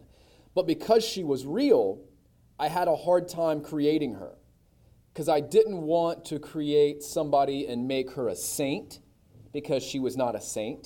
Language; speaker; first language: English; native; English